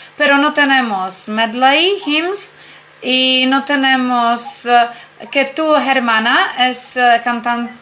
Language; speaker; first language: Spanish; non-native, learner; Czech